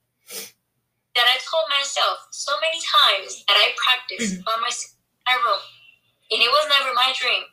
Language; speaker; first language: English; non-native, fluent; Spanish